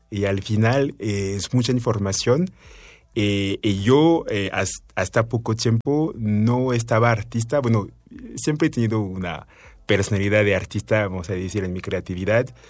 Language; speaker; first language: Spanish; non-native, fluent; French